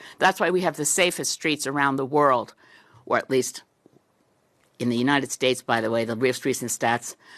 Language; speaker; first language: English; native; English